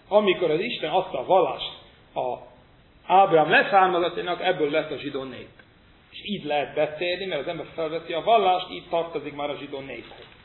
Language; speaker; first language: Hungarian; non-native, fluent; English